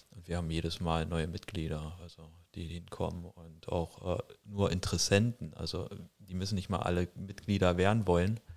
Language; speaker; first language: German; native; German